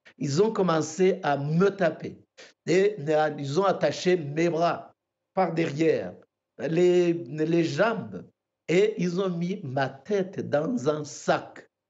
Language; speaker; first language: French; non-native, local second language; Kinyarwanda